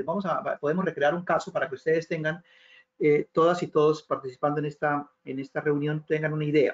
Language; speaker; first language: Spanish; native; Spanish